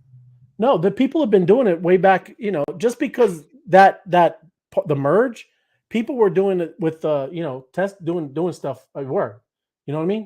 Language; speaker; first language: English; native; English